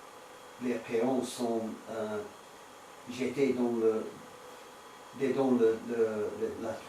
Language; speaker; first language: French; non-native, learner; English